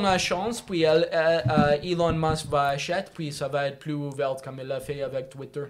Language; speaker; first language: French; non-native, local second language; English